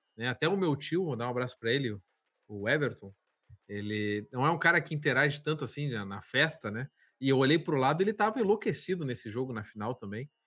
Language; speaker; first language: Portuguese; native; Portuguese